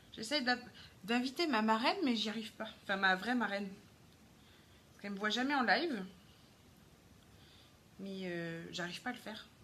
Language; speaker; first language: French; native; French